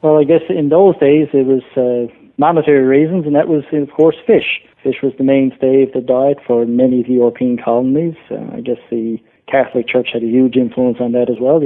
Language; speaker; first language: English; native; English